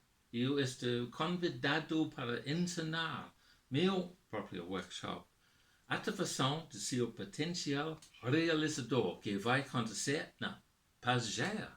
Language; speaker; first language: Portuguese; non-native, learner; English